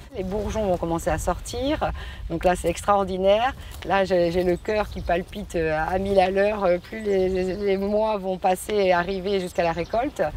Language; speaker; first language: French; native; French